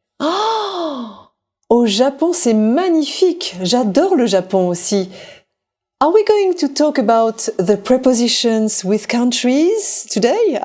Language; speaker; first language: French; native; French